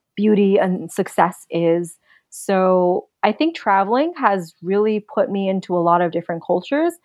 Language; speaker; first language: English; native; English